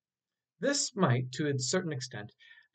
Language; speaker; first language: English; native; English